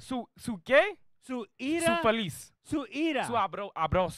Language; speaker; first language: Spanish; non-native, learner; English